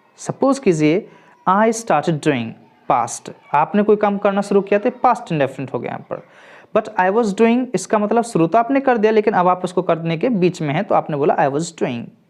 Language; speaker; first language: Hindi; native; Hindi